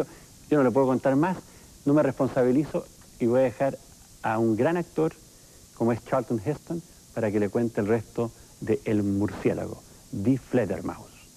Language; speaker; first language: Spanish; native; Spanish